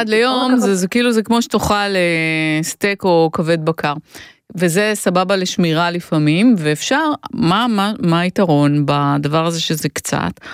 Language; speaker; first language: Hebrew; native; Hebrew